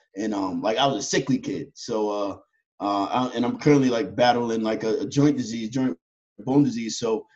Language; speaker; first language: English; native; English